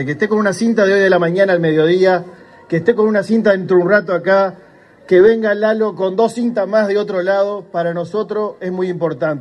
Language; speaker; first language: Spanish; native; Spanish